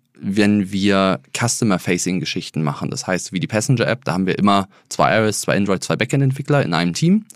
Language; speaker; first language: German; native; German